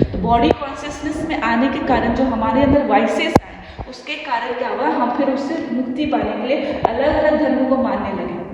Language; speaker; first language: Hindi; native; Hindi